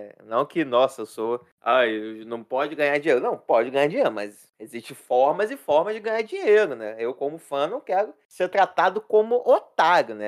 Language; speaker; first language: Portuguese; native; Portuguese